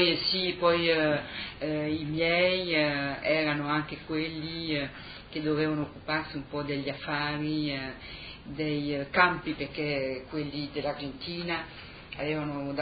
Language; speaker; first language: Italian; early bilingual, heritage; Italian